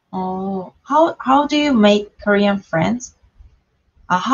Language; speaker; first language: English; non-native, learner; Korean